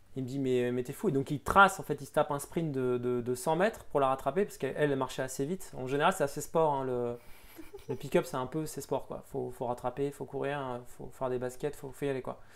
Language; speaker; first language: French; native; French